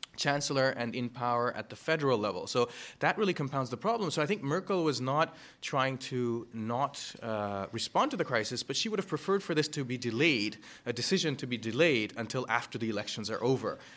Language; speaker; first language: English; early bilingual, other home language; German